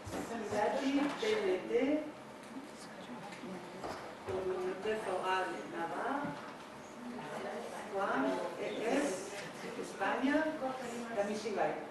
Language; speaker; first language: French; non-native, fluent; Spanish